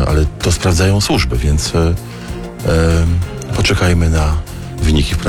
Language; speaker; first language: Polish; native; Polish